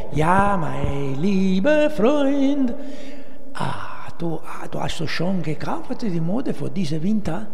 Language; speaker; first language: German; non-native, learner; Italian